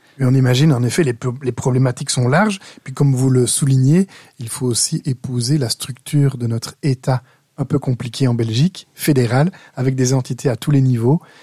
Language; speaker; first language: French; native; French